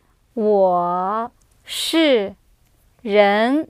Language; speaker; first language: Chinese; non-native, learner; English